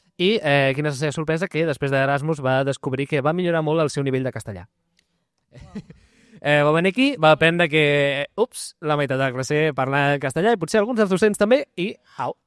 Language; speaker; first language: Catalan; non-native, local second language; Spanish